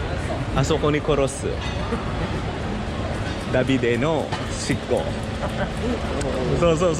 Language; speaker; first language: Japanese; non-native, learner; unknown